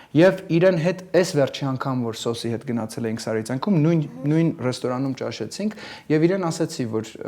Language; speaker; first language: Armenian; early bilingual, heritage; Armenian